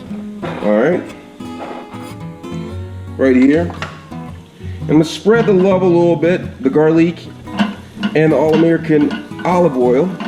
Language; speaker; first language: English; native; English